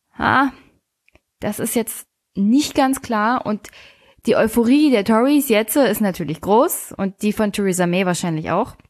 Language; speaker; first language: German; native; German